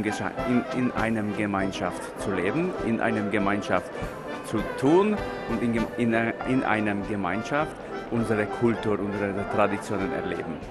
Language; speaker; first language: German; non-native, local second language; Hungarian